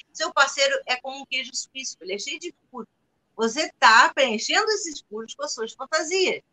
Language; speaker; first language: Portuguese; non-native, fluent; Spanish